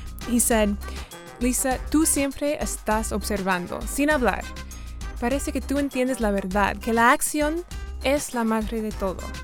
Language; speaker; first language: Spanish; non-native, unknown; English